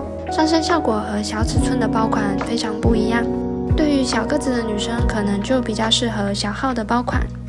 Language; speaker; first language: Chinese; native; Chinese